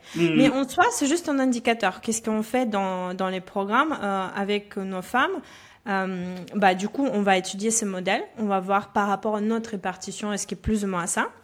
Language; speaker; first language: French; non-native, fluent; Russian